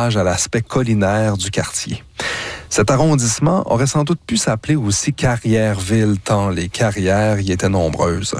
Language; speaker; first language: French; native; French